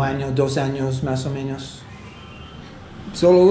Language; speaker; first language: Spanish; non-native, learner; English